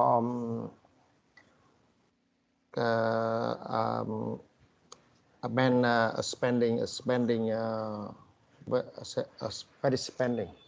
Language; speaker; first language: English; non-native, learner; Vietnamese